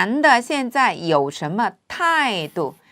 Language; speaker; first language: Chinese; non-native, fluent; Korean